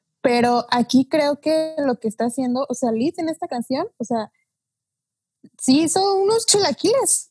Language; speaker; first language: Spanish; native; Spanish